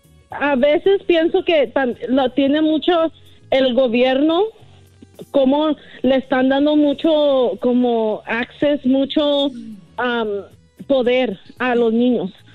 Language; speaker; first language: Spanish; early bilingual, heritage; Spanish